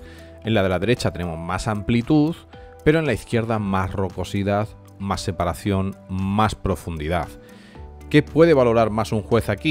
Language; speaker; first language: Spanish; native; Spanish